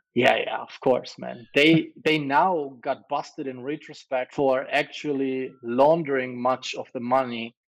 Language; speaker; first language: English; non-native, fluent; German